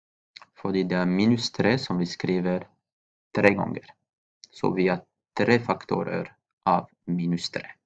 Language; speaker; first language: Norwegian; non-native, fluent; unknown